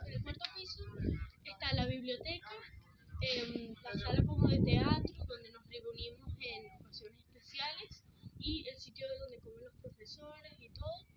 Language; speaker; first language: Spanish; early bilingual, heritage; Spanish